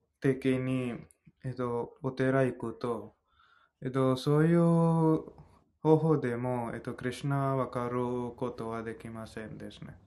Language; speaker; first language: Japanese; non-native, fluent; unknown